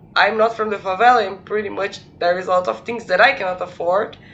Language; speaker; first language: English; non-native, fluent; Portuguese